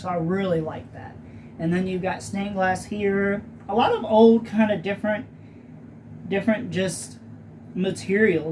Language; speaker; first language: English; native; English